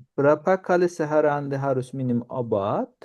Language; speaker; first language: Indonesian; non-native, learner; Turkish